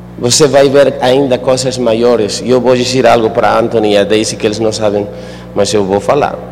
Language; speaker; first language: Portuguese; non-native, fluent; Spanish